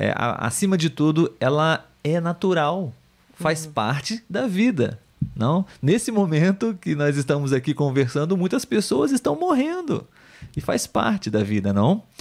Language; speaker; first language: Portuguese; native; Portuguese